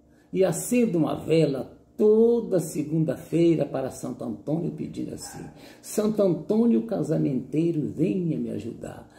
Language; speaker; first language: Portuguese; native; Portuguese